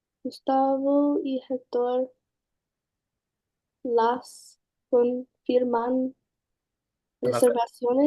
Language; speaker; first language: Spanish; non-native, learner; English